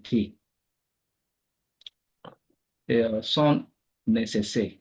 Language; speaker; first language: French; non-native, learner; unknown